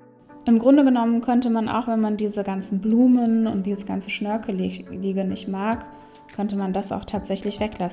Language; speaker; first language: German; native; German